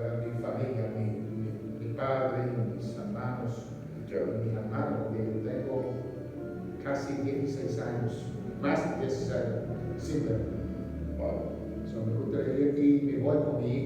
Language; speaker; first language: Spanish; non-native, learner; English